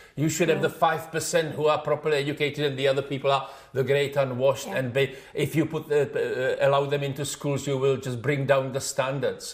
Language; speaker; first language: English; non-native, fluent; Czech